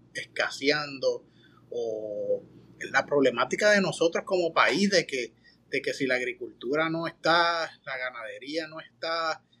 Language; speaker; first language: Spanish; native; Spanish